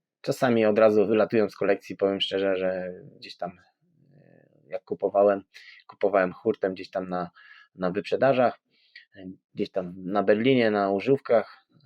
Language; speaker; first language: Polish; native; Polish